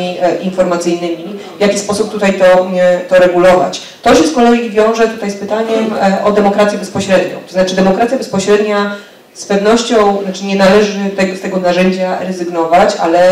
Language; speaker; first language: Polish; native; Polish